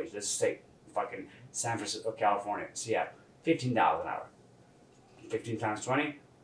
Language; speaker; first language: English; non-native, local second language; Nepali